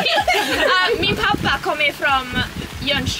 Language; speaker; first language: Swedish; early bilingual, heritage; Swedish